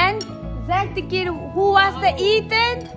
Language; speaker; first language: Dutch; non-native, learner; Tibetan